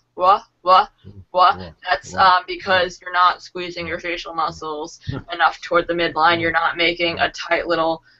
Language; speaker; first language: English; native; English